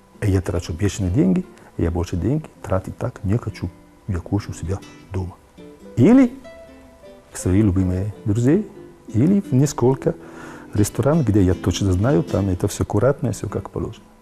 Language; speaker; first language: Russian; non-native, learner; Italian